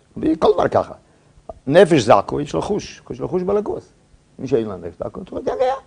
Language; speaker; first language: Hebrew; non-native, fluent; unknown